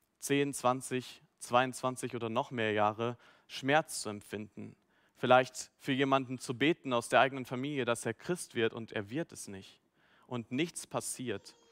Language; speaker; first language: German; native; German